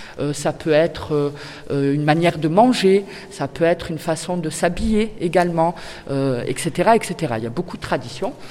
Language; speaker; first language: French; native; French